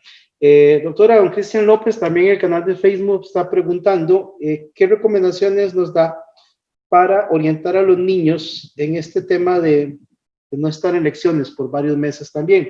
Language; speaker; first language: Spanish; native; Spanish